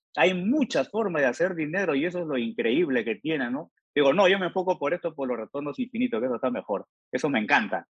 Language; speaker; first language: Spanish; native; Spanish